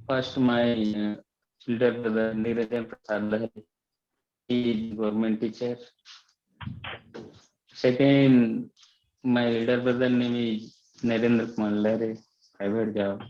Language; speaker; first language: English; non-native, learner; Hindi